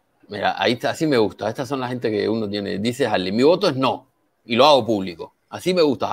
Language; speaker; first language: Spanish; native; Spanish